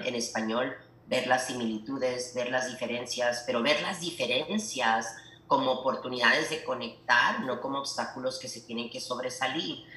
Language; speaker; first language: Spanish; early bilingual, heritage; Spanish